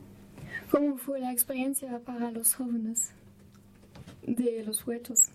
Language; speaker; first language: Spanish; non-native, fluent; German